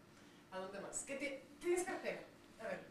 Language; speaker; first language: Spanish; native; Spanish